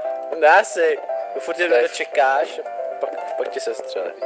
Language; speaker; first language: Czech; native; Czech